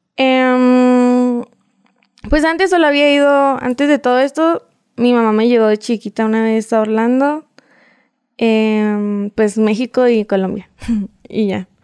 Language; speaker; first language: Spanish; native; Spanish